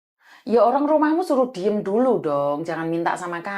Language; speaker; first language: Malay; non-native, local second language; Javanese